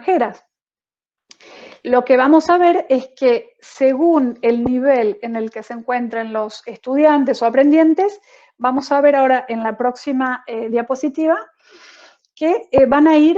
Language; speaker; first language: Spanish; native; Spanish